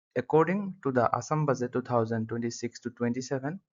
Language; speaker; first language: English; non-native, local second language; Assamese